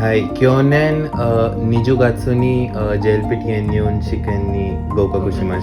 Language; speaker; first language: Japanese; non-native, learner; Hindi